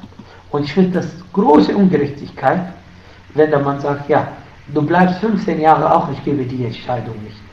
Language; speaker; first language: German; non-native, fluent; Arabic